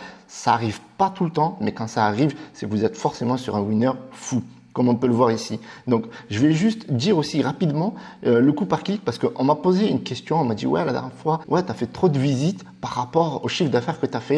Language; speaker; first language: French; native; French